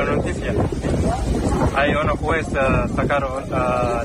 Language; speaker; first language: Spanish; non-native, learner; Arabic